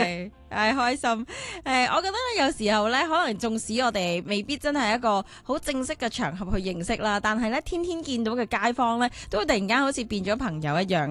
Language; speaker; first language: Cantonese; native; Cantonese